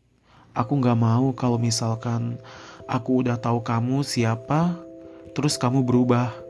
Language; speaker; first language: Indonesian; native; Indonesian